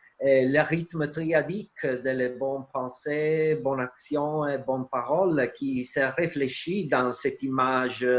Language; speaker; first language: French; non-native, fluent; Italian